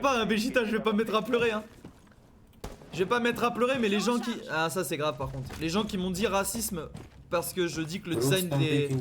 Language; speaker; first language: French; native; French